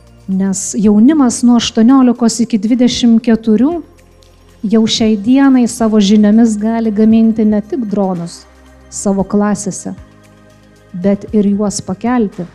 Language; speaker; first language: Lithuanian; native; Lithuanian